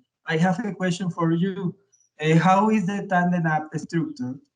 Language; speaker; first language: English; non-native, learner; Spanish